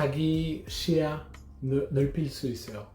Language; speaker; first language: Korean; non-native, learner; English